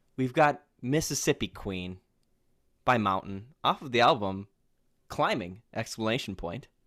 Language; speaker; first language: English; native; English